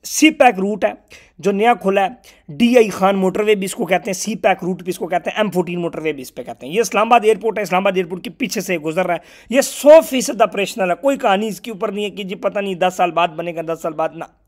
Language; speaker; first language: Urdu; non-native, local second language; Punjabi